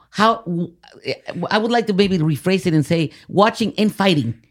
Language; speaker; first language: English; early bilingual, other home language; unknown